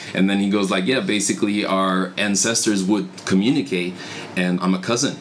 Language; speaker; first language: English; non-native, fluent; Portuguese